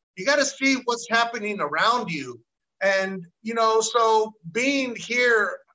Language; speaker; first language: English; early bilingual, other home language; Spanish